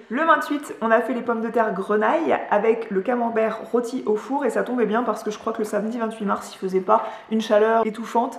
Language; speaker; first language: French; native; French